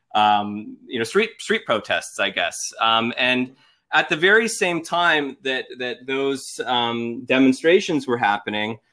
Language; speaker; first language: English; native; English